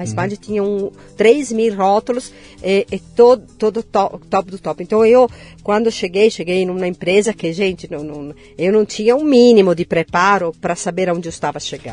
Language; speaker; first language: Portuguese; non-native, fluent; Italian